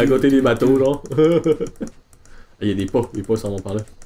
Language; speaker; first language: French; native; French